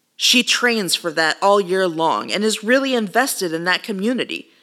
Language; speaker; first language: English; native; English